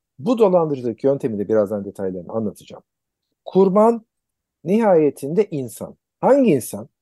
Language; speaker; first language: Turkish; native; Turkish